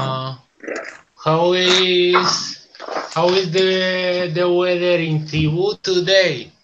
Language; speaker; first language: English; non-native, learner; Spanish